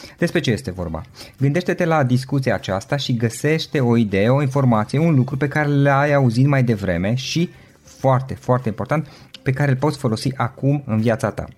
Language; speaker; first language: Romanian; native; Romanian